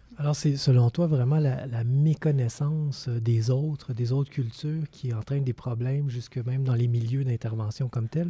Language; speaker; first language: French; native; French